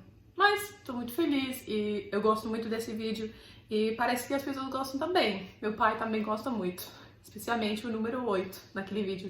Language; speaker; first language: Portuguese; non-native, fluent; English